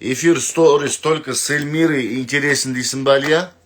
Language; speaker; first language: Russian; non-native, local second language; Kazakh